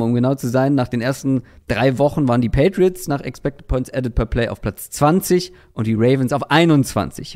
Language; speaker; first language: German; native; German